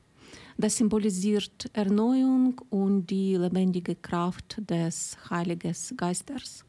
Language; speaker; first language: German; non-native, learner; Ukrainian